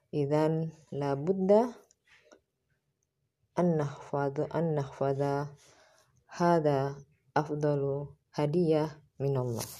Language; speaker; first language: Arabic; non-native, learner; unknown